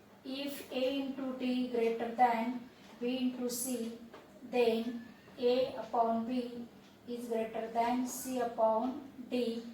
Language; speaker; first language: English; non-native, local second language; Marathi